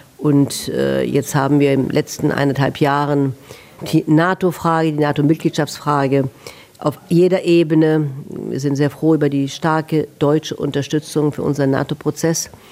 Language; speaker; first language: German; native; German